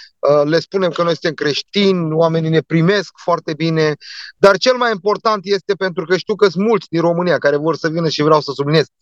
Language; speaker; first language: Romanian; non-native, local second language; Turkish